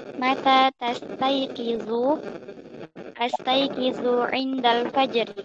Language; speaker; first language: Arabic; non-native, learner; Indonesian